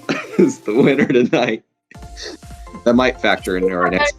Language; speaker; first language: English; native; English